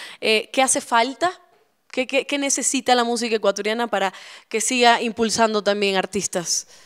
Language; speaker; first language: Spanish; native; Spanish